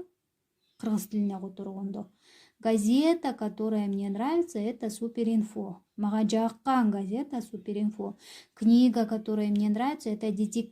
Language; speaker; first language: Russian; non-native, local second language; Kyrgyz